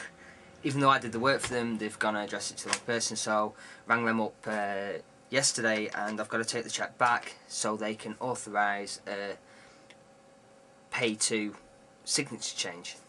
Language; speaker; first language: English; native; English